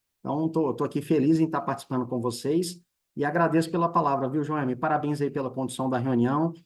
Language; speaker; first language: Portuguese; native; Portuguese